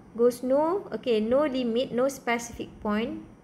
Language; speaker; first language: English; non-native, local second language; Malay